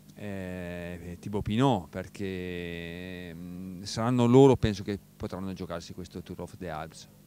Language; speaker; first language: Italian; native; Italian